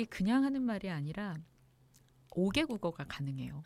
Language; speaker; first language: Korean; native; Korean